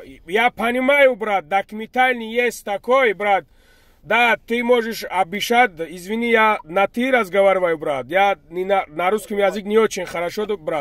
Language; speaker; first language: Russian; non-native, learner; Tajik